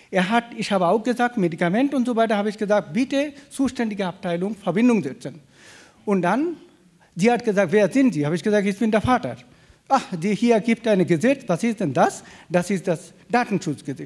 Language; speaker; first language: German; non-native, fluent; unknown